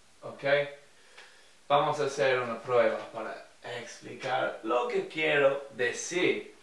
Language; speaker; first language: Spanish; non-native, fluent; English